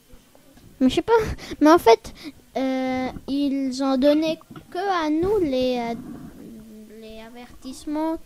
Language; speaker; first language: French; early bilingual, other home language; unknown